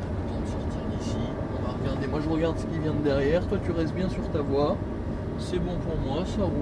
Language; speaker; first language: French; native; French